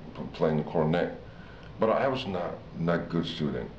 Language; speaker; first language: English; non-native, fluent; Japanese